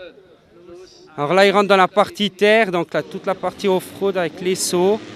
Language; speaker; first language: French; native; French